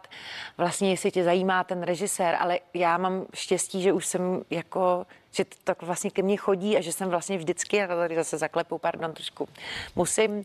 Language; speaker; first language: Czech; native; Czech